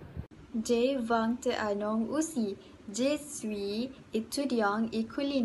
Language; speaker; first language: French; non-native, learner; Malay